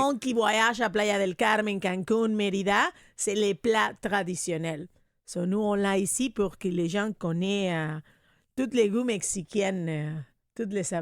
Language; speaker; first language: French; non-native, fluent; Spanish